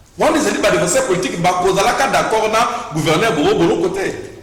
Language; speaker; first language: Lingala; native; Lingala